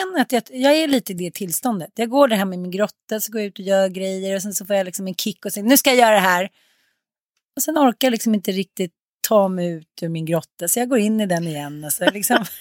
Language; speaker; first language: Swedish; native; Swedish